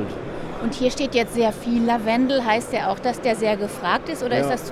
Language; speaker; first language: German; native; German